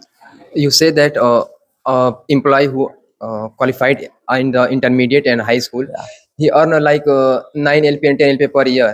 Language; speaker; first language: English; non-native, learner; Hindi